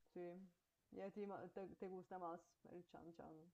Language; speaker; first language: Spanish; non-native, fluent; Bulgarian